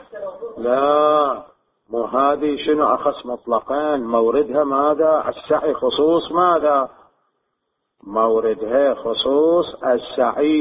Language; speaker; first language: Arabic; native; Arabic